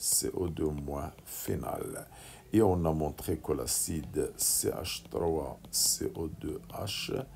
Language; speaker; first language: French; non-native, local second language; Arabic